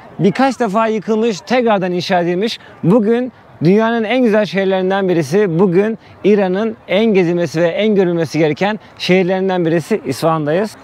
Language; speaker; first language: Turkish; native; Turkish